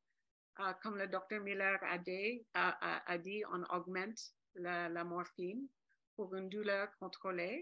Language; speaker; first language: French; non-native, fluent; English